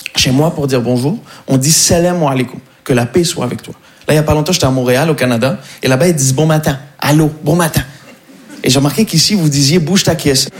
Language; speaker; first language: French; native; French